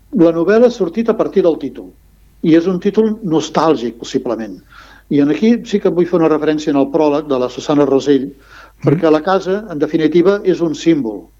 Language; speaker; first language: Catalan; non-native, local second language; Spanish